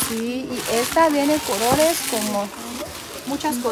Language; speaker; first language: Spanish; non-native, learner; Chinese